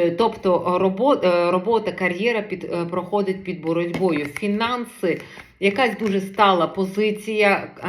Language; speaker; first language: Ukrainian; non-native, local second language; Russian